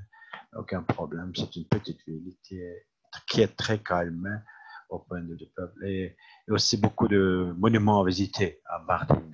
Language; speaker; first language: French; non-native, fluent; Turkish